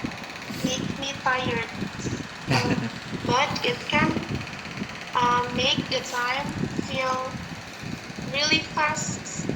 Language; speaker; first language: English; non-native, learner; Indonesian